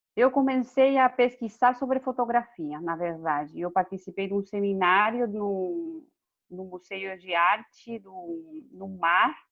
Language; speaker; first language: Portuguese; non-native, fluent; Spanish